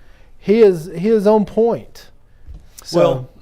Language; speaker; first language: English; native; English